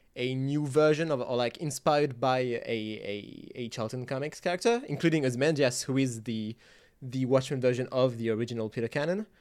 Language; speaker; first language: English; non-native, fluent; French